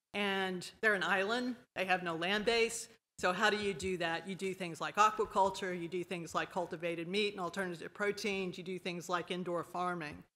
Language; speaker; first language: English; native; English